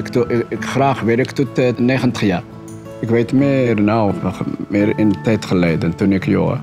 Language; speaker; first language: Dutch; non-native, learner; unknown